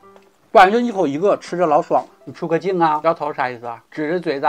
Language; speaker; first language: Chinese; native; Chinese